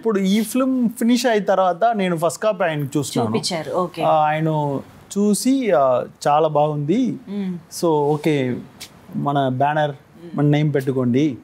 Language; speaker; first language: Telugu; non-native, learner; Tamil